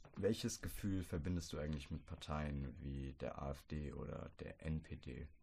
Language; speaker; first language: German; native; German